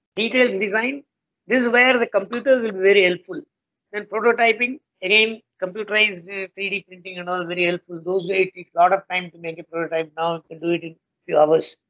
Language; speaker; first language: English; non-native, local second language; Tamil